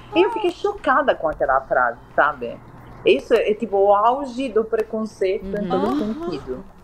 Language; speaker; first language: Portuguese; non-native, fluent; Italian